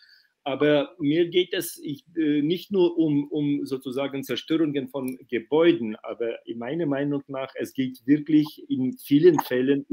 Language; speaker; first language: German; non-native, fluent; Ukrainian